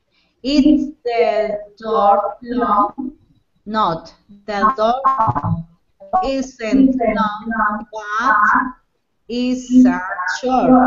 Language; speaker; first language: English; non-native, learner; Spanish